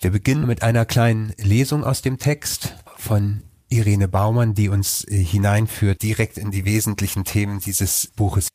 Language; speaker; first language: German; native; German